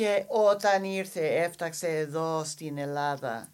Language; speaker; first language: Greek; non-native, fluent; English